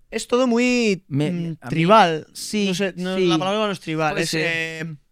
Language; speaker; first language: Spanish; native; Spanish